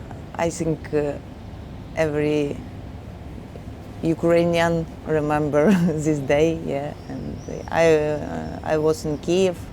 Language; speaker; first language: English; non-native, learner; Ukrainian